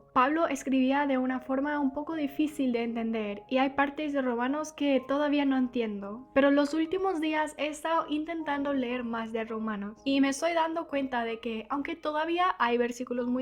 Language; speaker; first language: Spanish; non-native, fluent; English